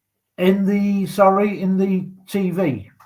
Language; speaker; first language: English; native; English